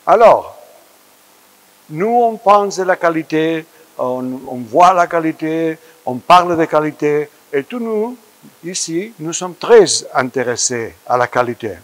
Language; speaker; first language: French; non-native, fluent; Spanish